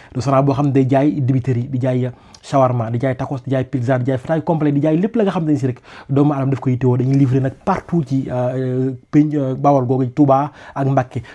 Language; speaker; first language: Wolof; native; Wolof